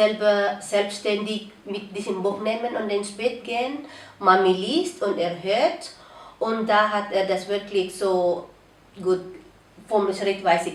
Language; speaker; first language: German; non-native, learner; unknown